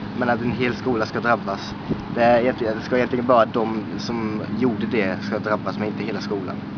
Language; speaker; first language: Swedish; early bilingual, heritage; Swedish